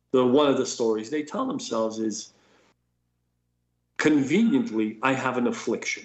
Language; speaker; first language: English; native; English